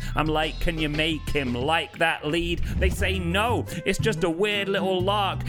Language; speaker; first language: English; native; English